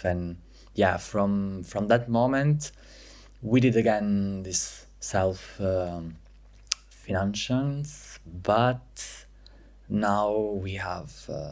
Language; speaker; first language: English; non-native, fluent; Italian